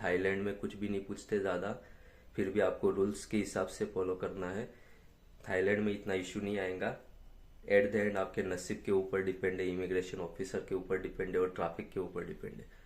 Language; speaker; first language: Hindi; non-native, local second language; Gujarati